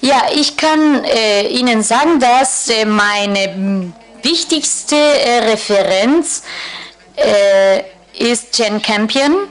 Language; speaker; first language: German; non-native, fluent; Spanish